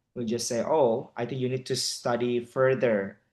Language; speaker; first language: English; non-native, fluent; Indonesian